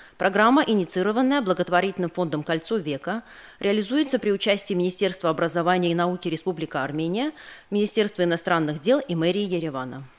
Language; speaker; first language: Russian; non-native, local second language; Armenian